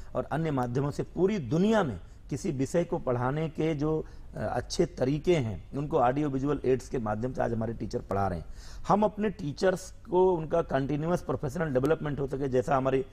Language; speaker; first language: Hindi; native; Hindi